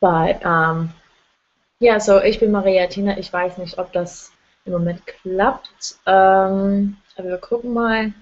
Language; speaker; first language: German; non-native, fluent; English